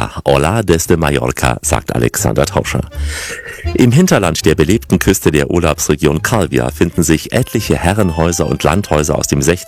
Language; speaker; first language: German; native; German